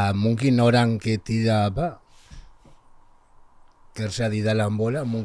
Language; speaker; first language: Indonesian; non-native, learner; Spanish